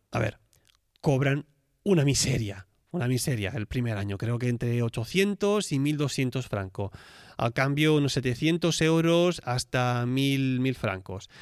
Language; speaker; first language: Spanish; native; Spanish